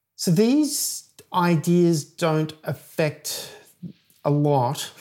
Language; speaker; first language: English; native; English